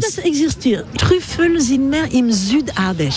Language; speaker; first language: German; non-native, learner; French